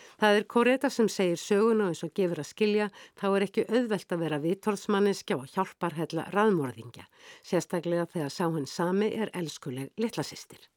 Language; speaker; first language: Icelandic; native; Icelandic